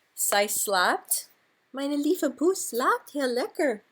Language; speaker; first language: Dutch; non-native, learner; English